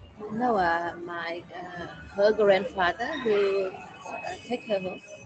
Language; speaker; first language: English; non-native, learner; Vietnamese